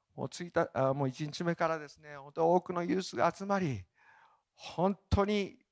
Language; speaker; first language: Japanese; native; Japanese